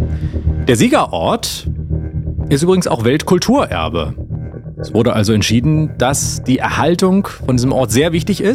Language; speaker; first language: German; native; German